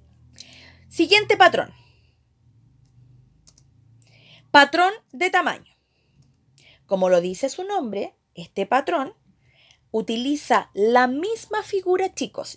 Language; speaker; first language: Spanish; native; Spanish